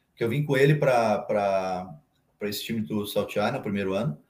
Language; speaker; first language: Portuguese; native; Portuguese